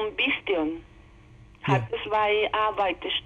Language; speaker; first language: German; non-native, learner; Spanish